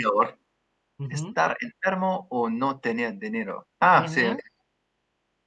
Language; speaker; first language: Spanish; non-native, learner; English